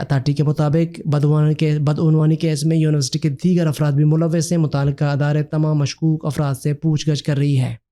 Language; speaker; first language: Urdu; non-native, local second language; Baluchi